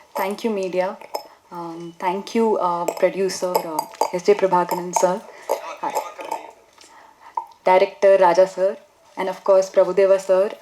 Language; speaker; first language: Tamil; non-native, learner; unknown